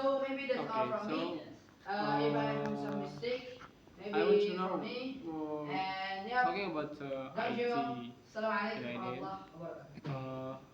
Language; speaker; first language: English; non-native, learner; Indonesian